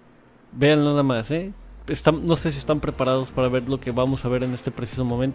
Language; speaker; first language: Spanish; native; Spanish